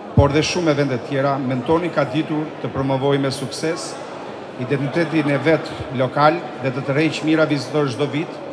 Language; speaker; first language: Albanian; native; Albanian